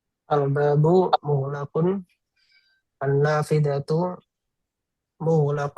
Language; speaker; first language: Arabic; non-native, learner; Indonesian